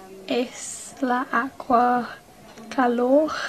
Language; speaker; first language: Spanish; non-native, learner; English